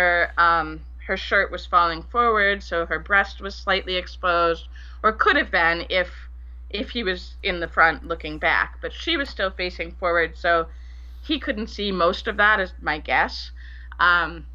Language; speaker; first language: English; native; English